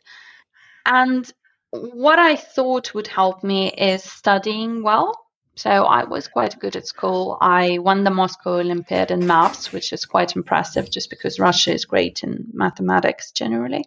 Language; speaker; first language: English; non-native, fluent; Russian